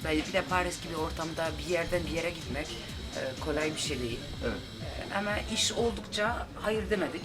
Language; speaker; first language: Turkish; early bilingual, heritage; Turkish